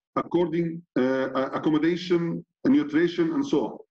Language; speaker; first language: English; non-native, fluent; Arabic